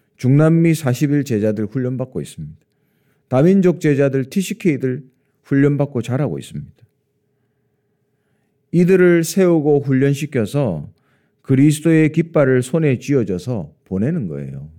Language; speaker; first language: Korean; native; Korean